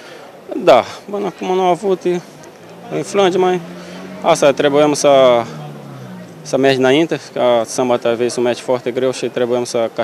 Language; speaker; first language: Romanian; non-native, learner; Spanish